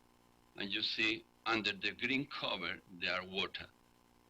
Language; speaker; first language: English; non-native, learner; Spanish